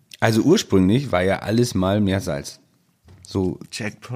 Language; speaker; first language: German; native; German